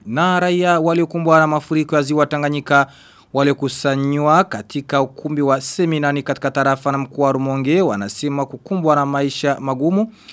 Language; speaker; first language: Swahili; non-native, local second language; Rundi